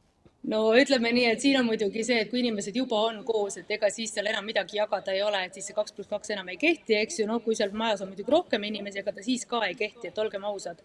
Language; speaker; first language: Estonian; native; Estonian